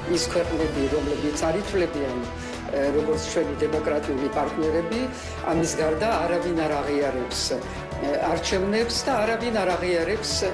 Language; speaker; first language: Georgian; early bilingual, heritage; Georgian